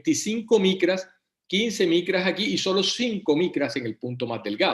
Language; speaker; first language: Spanish; native; Spanish